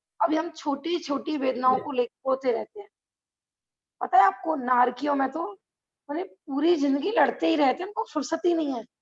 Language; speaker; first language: Hindi; native; Hindi